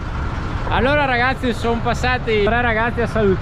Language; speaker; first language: Italian; native; Italian